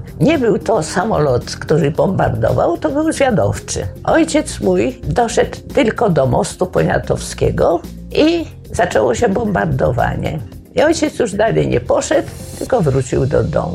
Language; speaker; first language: Polish; native; Polish